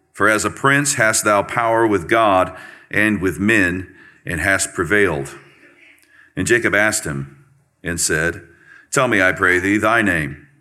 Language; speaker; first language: English; native; English